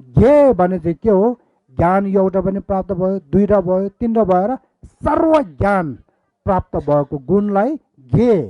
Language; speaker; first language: Nepali; non-native, local second language; Eastern Tamang